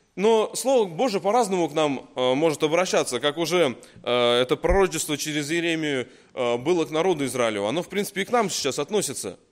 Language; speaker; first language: Russian; native; Russian